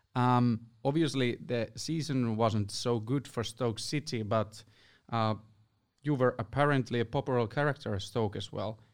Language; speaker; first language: English; non-native, fluent; Finnish